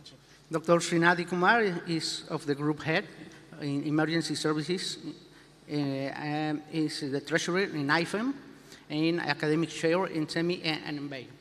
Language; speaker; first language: English; non-native, learner; Spanish